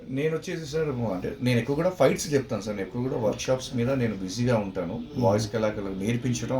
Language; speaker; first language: Telugu; native; Telugu